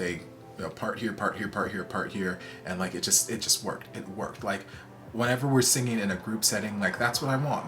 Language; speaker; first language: English; native; English